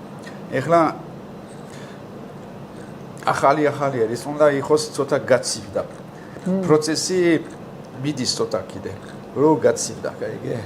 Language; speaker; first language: Georgian; non-native, learner; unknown